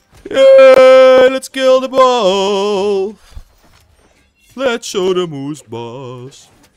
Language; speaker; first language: English; non-native, fluent; Dutch